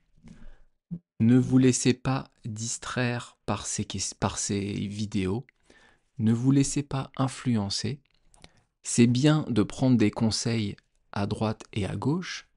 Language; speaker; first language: French; native; French